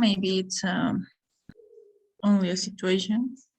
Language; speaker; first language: English; non-native, learner; Spanish